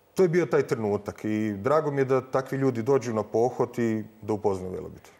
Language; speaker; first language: Croatian; native; Croatian